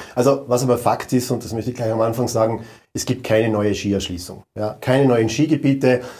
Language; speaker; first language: German; native; German